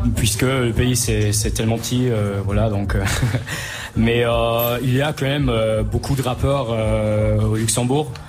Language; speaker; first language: French; native; French